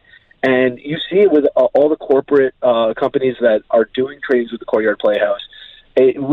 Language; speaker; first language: English; native; English